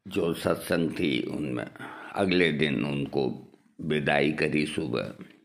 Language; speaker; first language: Hindi; native; Hindi